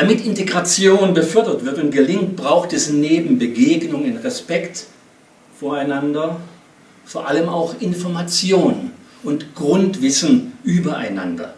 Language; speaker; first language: German; native; German